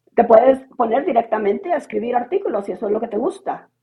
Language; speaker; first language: Spanish; native; Spanish